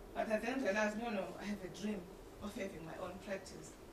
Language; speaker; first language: English; non-native, local second language; Xhosa